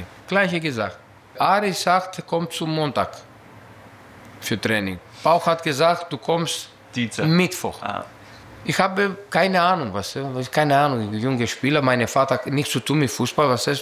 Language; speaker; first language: German; non-native, learner; Greek